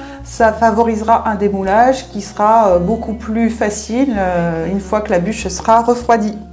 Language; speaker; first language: French; native; French